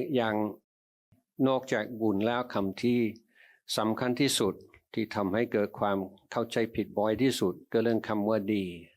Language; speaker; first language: Thai; non-native, fluent; English